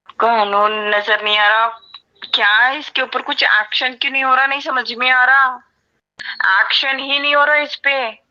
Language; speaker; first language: Hindi; native; Hindi